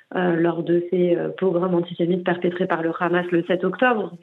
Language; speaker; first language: French; native; French